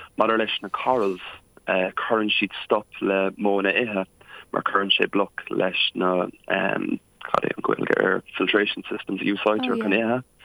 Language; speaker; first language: Irish; non-native, local second language; English